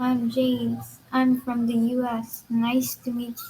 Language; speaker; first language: English; non-native, learner; Vietnamese